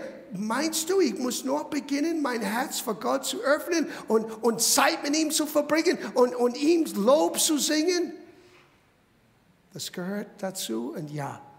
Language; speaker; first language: German; non-native, fluent; English